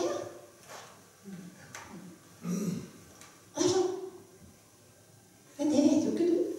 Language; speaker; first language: Norwegian; native; Norwegian